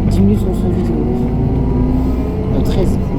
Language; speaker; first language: French; native; French